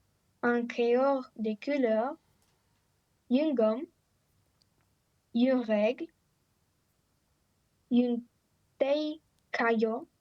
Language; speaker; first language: French; non-native, learner; Romanian